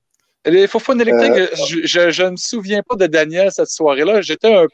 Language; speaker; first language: French; native; French